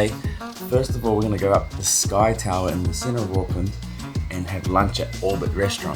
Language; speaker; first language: English; native; English